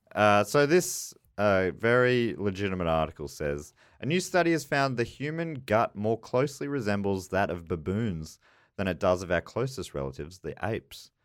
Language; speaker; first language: English; early bilingual, other home language; German